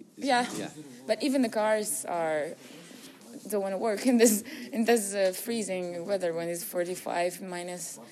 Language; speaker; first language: English; non-native, learner; Russian